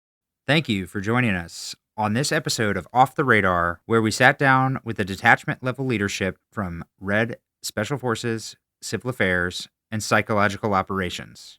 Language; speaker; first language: English; native; English